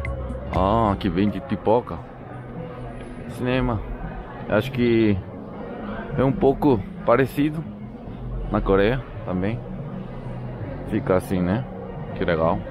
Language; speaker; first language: Portuguese; non-native, learner; Korean